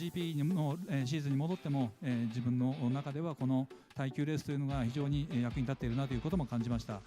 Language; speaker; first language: Japanese; native; Japanese